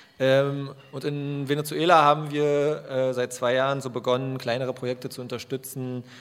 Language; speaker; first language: German; native; German